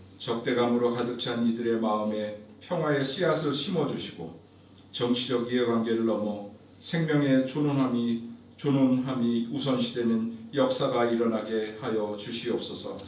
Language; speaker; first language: Korean; native; Korean